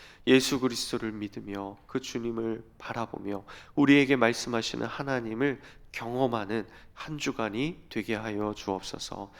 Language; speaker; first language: Korean; native; Korean